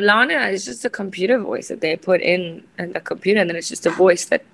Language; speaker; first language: English; native; English